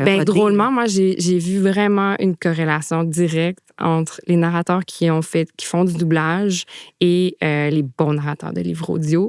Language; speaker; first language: French; native; French